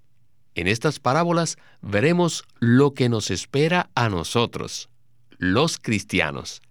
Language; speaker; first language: Spanish; native; Spanish